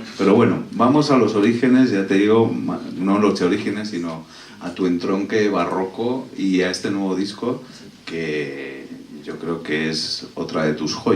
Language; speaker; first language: Spanish; native; Spanish